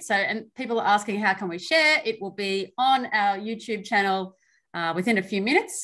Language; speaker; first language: English; native; English